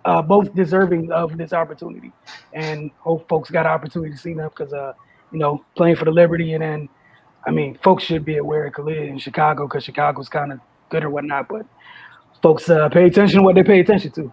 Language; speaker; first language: English; native; English